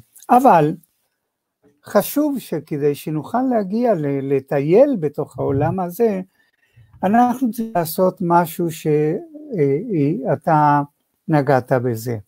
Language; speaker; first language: Hebrew; non-native, fluent; Spanish